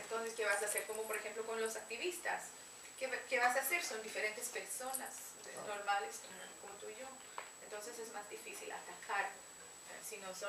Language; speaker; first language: Spanish; non-native, fluent; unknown